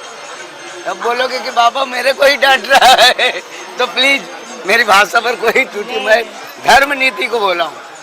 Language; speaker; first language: Hindi; native; Hindi